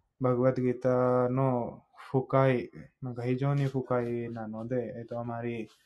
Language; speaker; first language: Japanese; non-native, fluent; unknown